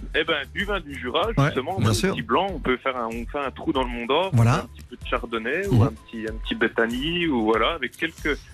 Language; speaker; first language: French; native; French